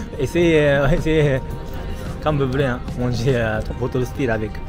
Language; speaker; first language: French; non-native, learner; Japanese